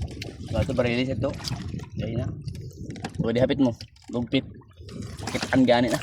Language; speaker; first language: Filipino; non-native, local second language; Cebuano